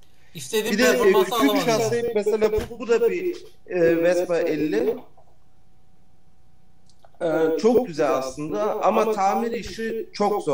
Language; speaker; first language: Turkish; early bilingual, heritage; Turkish